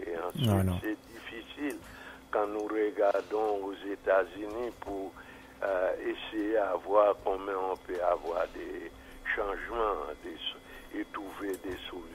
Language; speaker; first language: French; non-native, fluent; English